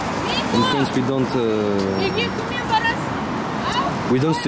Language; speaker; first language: English; non-native, learner; French